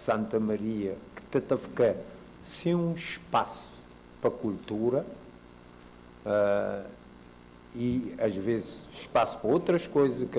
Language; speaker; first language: Portuguese; non-native, local second language; Kabuverdianu